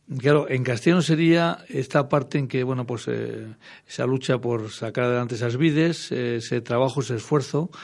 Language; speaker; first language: Spanish; native; Spanish